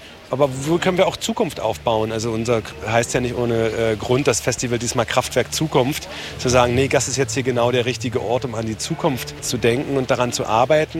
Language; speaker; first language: German; native; German